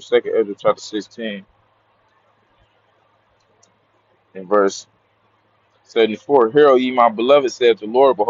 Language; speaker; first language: English; native; English